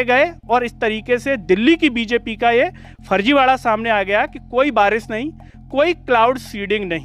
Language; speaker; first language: Hindi; native; Hindi